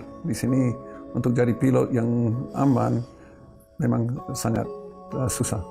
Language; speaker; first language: Indonesian; non-native, fluent; English